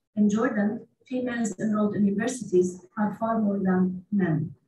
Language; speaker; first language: English; non-native, fluent; Arabic